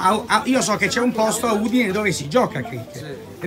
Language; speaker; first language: Italian; native; Italian